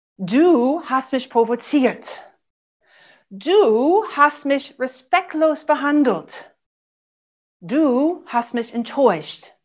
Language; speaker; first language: German; non-native, fluent; English